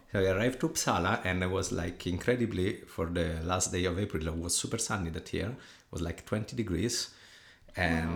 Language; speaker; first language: English; non-native, fluent; Italian